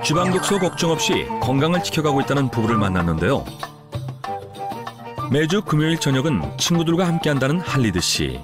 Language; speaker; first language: Korean; native; Korean